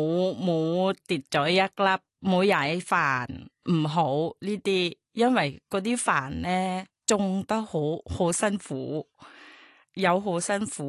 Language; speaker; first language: Cantonese; non-native, learner; Thai